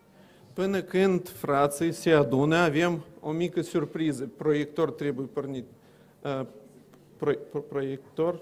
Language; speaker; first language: Romanian; non-native, local second language; Russian